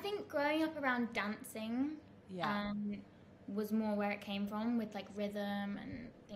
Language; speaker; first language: English; native; English